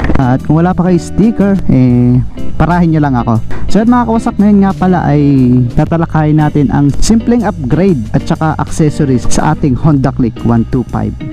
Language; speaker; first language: Filipino; native; Filipino